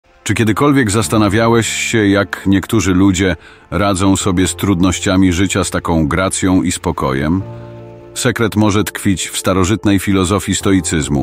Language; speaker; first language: Polish; native; Polish